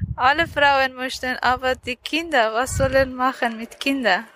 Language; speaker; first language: German; non-native, learner; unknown